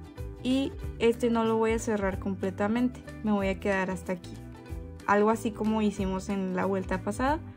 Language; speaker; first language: Spanish; native; Spanish